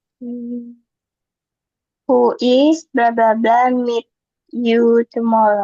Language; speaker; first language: English; non-native, learner; Indonesian